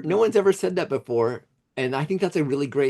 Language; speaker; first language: English; native; English